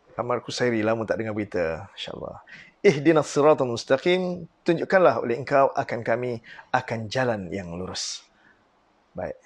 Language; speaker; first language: Malay; native; Malay